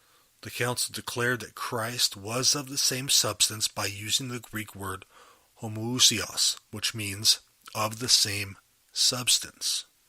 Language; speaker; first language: English; native; English